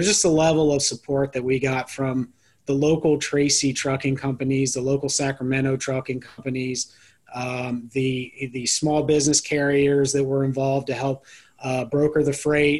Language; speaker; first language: English; native; English